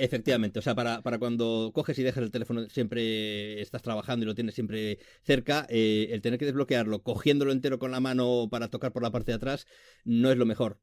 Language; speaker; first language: Spanish; native; Spanish